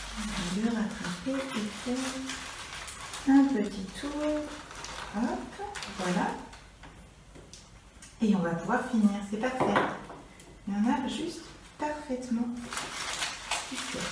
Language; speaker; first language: French; native; French